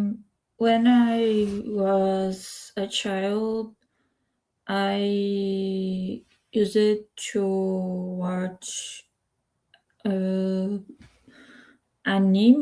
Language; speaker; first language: English; non-native, learner; Spanish